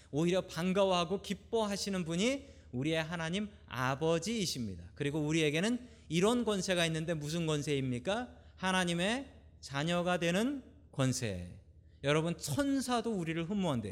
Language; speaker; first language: Korean; native; Korean